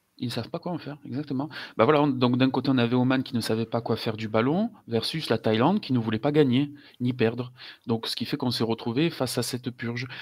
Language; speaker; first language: French; native; French